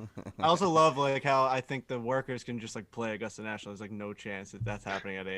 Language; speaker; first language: English; native; English